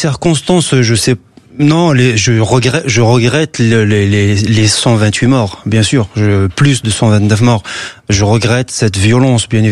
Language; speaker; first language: French; non-native, local second language; Kabyle